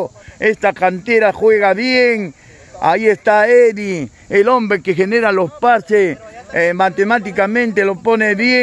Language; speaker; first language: Spanish; native; Spanish